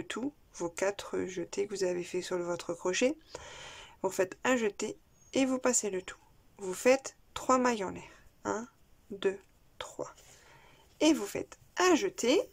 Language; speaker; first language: French; native; French